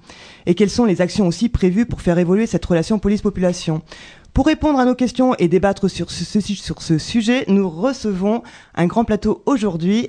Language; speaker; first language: French; native; French